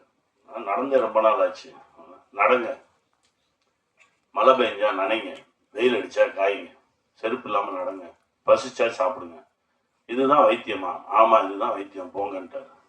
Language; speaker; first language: Tamil; native; Tamil